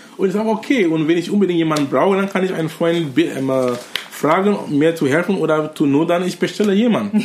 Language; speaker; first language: German; non-native, fluent; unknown